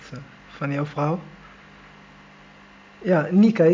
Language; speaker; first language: Dutch; non-native, learner; Arabic